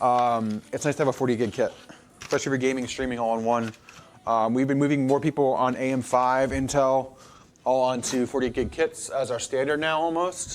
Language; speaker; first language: English; native; English